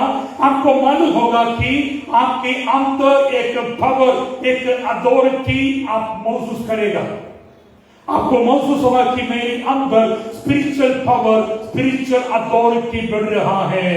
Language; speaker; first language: Hindi; non-native, local second language; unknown